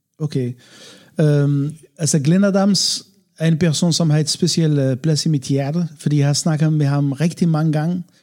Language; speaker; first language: Danish; non-native, fluent; Arabic